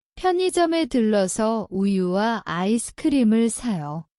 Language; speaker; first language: Korean; non-native, learner; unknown